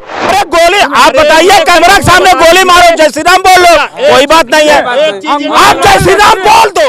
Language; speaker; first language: Hindi; native; Hindi